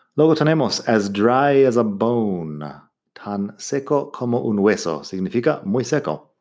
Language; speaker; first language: Spanish; non-native, fluent; English